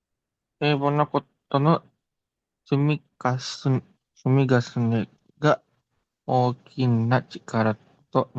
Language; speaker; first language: Japanese; non-native, learner; Indonesian